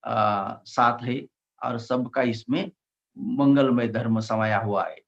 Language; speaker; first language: Hindi; non-native, local second language; Marathi